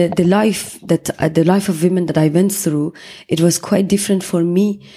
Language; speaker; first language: English; non-native, fluent; Persian